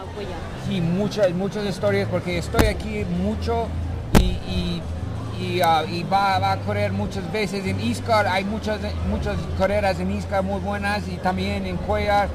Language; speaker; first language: Spanish; non-native, learner; English